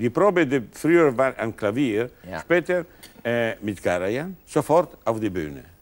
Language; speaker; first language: German; non-native, learner; Italian